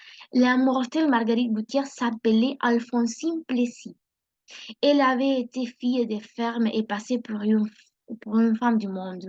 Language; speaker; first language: French; non-native, learner; Spanish